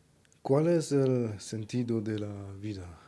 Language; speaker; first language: Spanish; non-native, learner; German